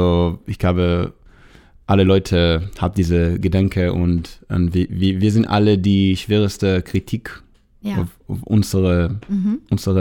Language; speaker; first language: German; non-native, learner; Hebrew